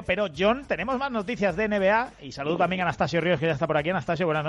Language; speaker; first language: Spanish; native; Spanish